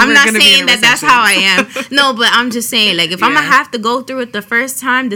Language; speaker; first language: English; early bilingual, other home language; Spanish